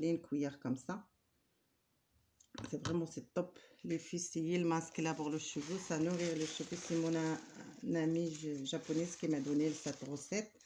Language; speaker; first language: French; non-native, learner; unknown